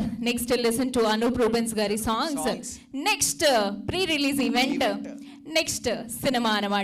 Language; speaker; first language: Telugu; native; Telugu